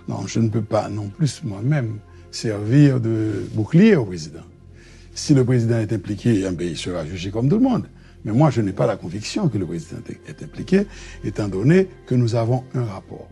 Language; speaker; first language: French; native; French